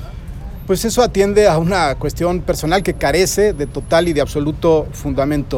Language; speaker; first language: Spanish; native; Spanish